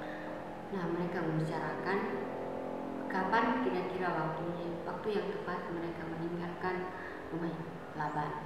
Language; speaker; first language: Indonesian; native; Indonesian